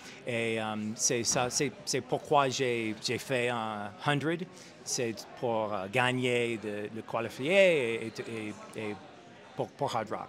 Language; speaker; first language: French; non-native, learner; English